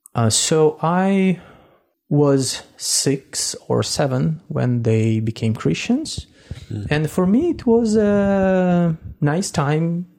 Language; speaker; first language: English; non-native, fluent; Russian